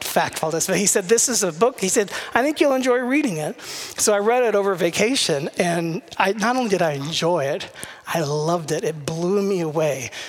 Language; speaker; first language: English; native; English